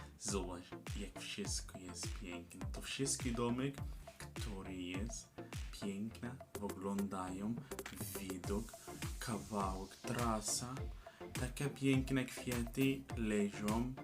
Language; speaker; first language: Polish; non-native, learner; Arabic